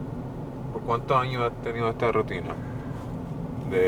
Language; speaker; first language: Spanish; early bilingual, heritage; English